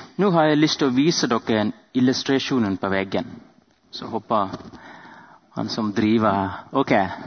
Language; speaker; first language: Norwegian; non-native, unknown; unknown